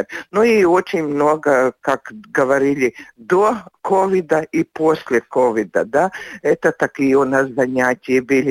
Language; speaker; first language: Russian; non-native, local second language; Latvian